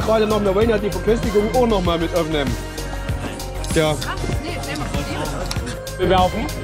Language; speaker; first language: German; native; German